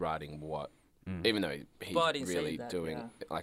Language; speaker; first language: English; native; English